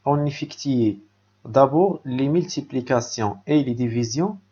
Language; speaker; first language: French; non-native, local second language; Arabic